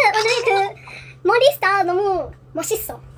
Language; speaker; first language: Korean; non-native, learner; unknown